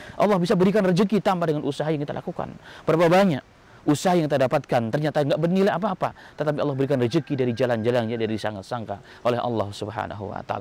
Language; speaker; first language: Indonesian; native; Indonesian